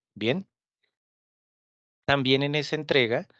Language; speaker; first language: Spanish; native; Spanish